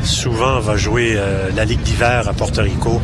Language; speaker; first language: French; native; French